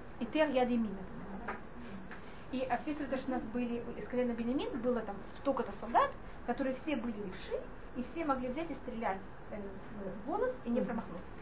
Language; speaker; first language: Russian; non-native, fluent; Hebrew